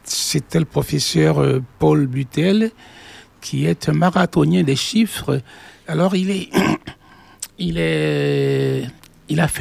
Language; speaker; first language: French; native; French